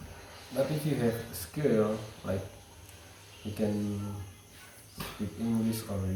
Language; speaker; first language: English; non-native, learner; Indonesian